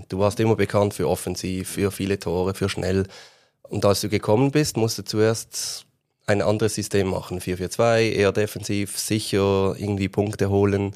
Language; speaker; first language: German; native; German